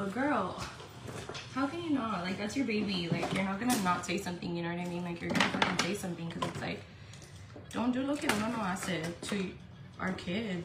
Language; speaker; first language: English; early bilingual, other home language; Spanish